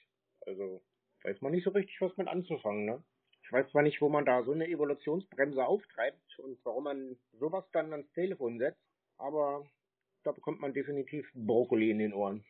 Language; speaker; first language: German; native; German